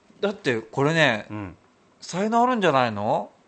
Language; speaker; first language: Japanese; native; Japanese